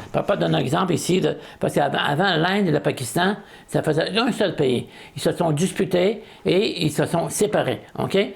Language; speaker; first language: French; native; French